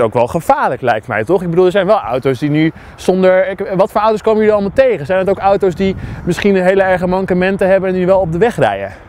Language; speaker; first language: Dutch; native; Dutch